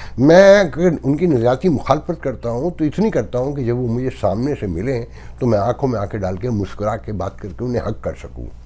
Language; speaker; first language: Urdu; native; Urdu